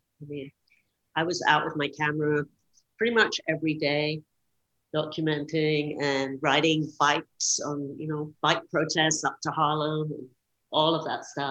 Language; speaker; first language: English; native; English